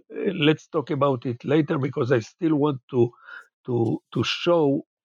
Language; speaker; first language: English; non-native, fluent; Hebrew